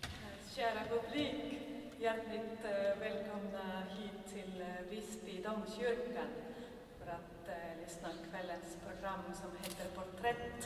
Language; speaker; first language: Swedish; non-native, fluent; Estonian